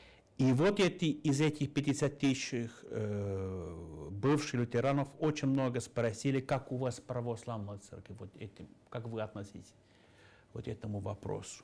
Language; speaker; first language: Russian; non-native, fluent; Finnish